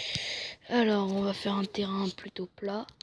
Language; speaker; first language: French; native; French